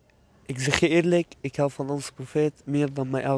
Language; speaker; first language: Dutch; non-native, learner; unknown